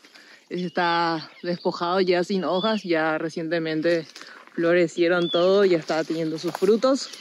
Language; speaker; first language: Spanish; native; Spanish